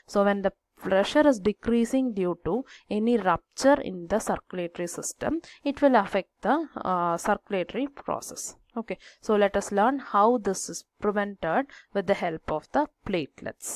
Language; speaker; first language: English; non-native, local second language; Malayalam